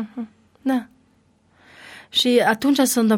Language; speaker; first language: Romanian; non-native, learner; Albanian